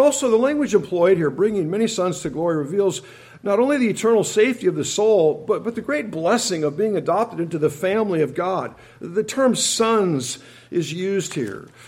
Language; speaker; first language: English; native; English